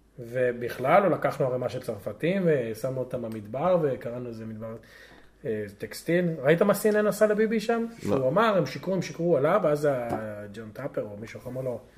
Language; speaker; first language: Hebrew; native; Hebrew